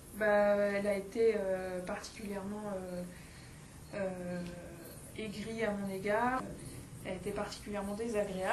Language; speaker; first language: French; native; French